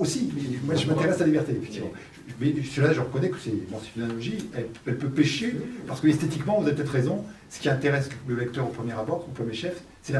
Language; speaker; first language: French; native; French